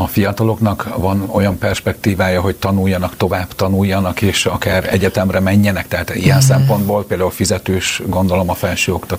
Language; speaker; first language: Hungarian; native; Hungarian